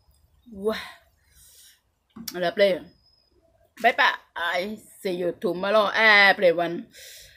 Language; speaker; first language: English; non-native, learner; Thai